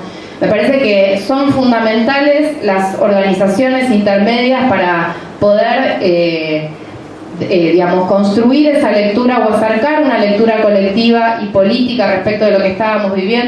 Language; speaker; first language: Spanish; native; Spanish